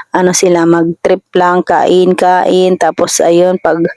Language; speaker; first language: Filipino; non-native, local second language; Masbatenyo